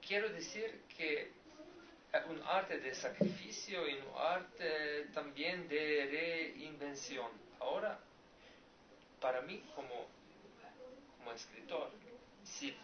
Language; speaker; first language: Spanish; non-native, learner; Slovenian